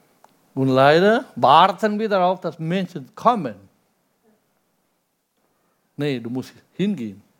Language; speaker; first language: German; non-native, fluent; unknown